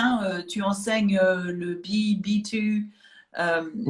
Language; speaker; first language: French; native; French